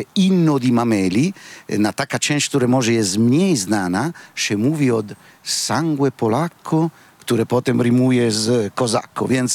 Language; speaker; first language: Polish; non-native, fluent; Italian